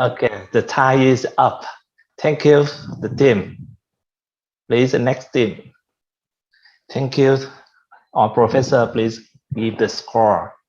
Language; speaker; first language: English; non-native, fluent; Vietnamese